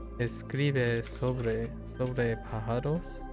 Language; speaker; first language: Spanish; non-native, learner; English